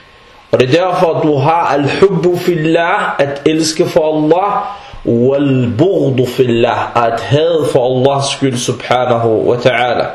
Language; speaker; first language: Danish; non-native, fluent; Arabic